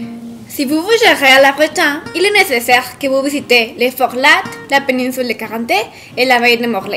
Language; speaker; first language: French; non-native, learner; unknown